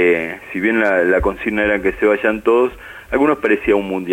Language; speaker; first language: Spanish; native; Spanish